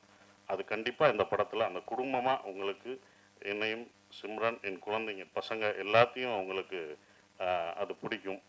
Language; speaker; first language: Tamil; native; Tamil